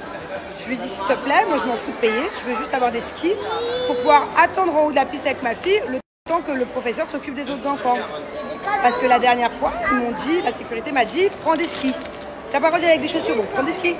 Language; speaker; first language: French; native; French